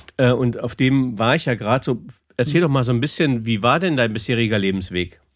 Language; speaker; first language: German; native; German